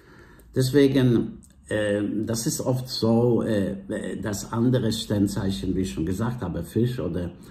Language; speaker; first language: German; non-native, fluent; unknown